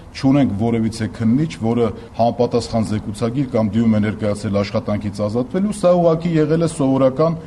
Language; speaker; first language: Armenian; native; Armenian